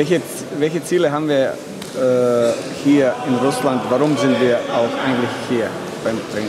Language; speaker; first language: German; non-native, learner; Russian